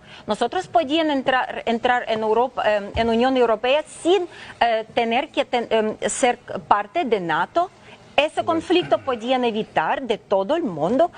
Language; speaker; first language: Spanish; non-native, fluent; Ukrainian